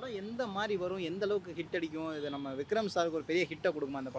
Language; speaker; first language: Tamil; native; Tamil